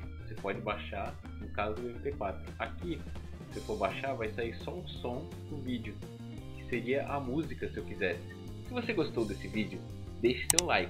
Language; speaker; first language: Portuguese; native; Portuguese